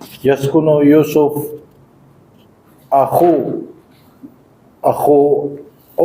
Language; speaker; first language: Arabic; non-native, learner; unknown